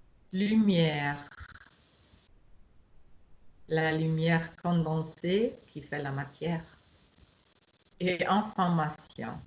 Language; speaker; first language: French; non-native, fluent; German